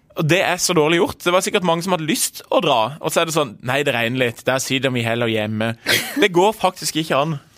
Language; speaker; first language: Norwegian; native; Norwegian